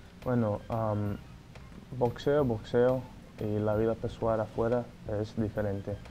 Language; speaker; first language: Spanish; non-native, fluent; Portuguese